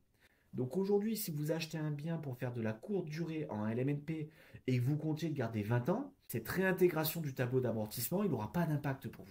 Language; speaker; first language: French; native; French